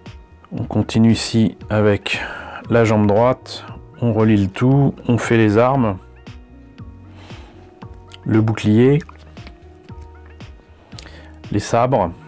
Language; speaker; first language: French; native; French